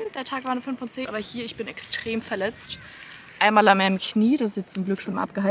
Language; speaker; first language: German; native; German